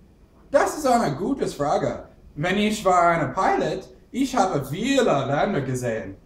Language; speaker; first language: German; non-native, learner; English